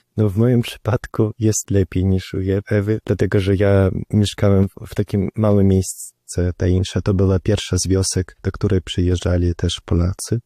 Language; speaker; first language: Polish; non-native, learner; Russian